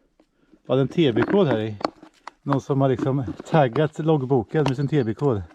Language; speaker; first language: Swedish; native; Swedish